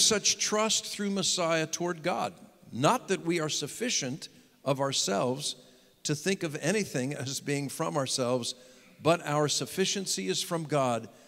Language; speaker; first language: English; native; English